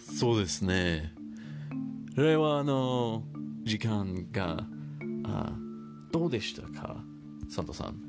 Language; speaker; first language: Japanese; non-native, learner; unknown